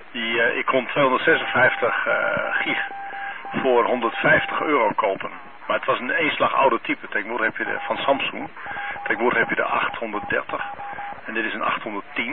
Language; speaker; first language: Dutch; native; Dutch